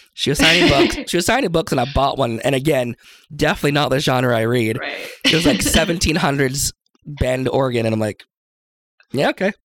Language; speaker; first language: English; native; English